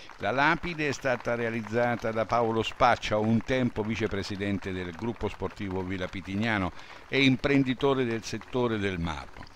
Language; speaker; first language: Italian; native; Italian